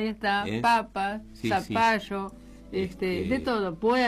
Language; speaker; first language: Spanish; native; Spanish